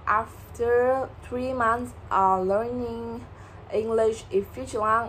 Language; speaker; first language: English; non-native, learner; Vietnamese